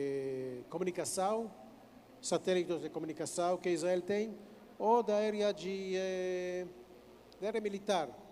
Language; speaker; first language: Portuguese; non-native, fluent; Hebrew